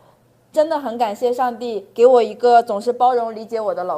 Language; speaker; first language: Chinese; native; Chinese